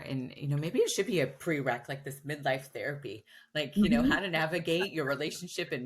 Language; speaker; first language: English; native; English